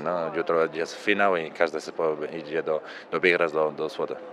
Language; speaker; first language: Polish; non-native, learner; Spanish